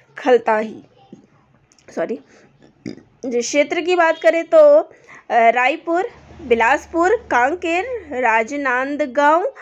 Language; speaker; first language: Hindi; native; Hindi